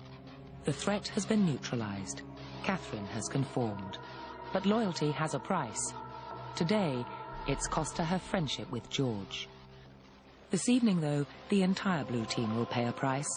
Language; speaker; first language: English; native; English